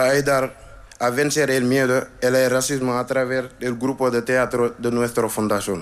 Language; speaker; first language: Spanish; non-native, learner; Wolof